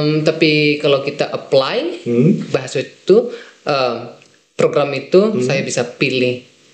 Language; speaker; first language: Indonesian; non-native, fluent; Dutch